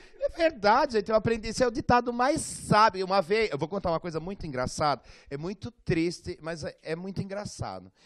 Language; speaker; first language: Portuguese; native; Portuguese